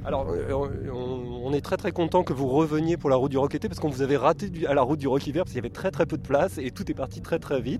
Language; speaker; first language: French; native; French